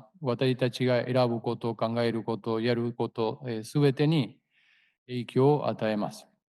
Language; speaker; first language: Japanese; non-native, fluent; Spanish